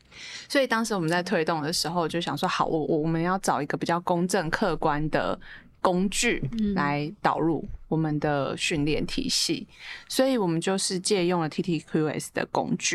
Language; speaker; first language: Chinese; native; Chinese